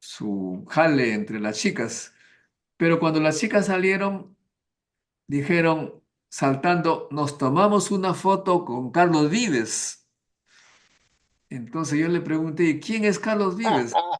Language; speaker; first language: Spanish; native; Spanish